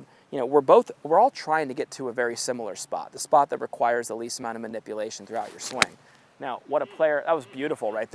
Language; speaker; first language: English; native; English